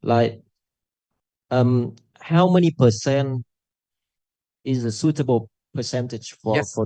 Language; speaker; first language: English; non-native, fluent; Vietnamese